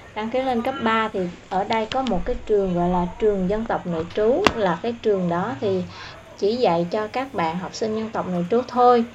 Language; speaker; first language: Vietnamese; non-native, local second language; Eastern Cham